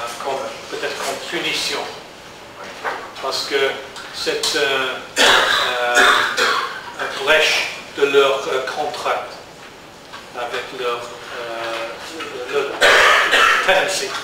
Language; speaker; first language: French; non-native, learner; English